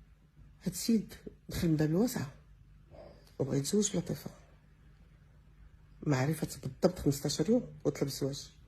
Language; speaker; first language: Arabic; native; Arabic